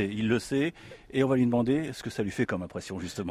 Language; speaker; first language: French; native; French